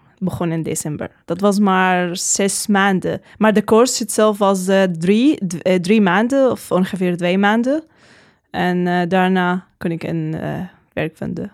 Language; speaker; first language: Dutch; non-native, learner; Arabic